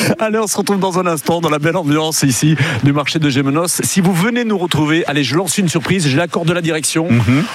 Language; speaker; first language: French; native; French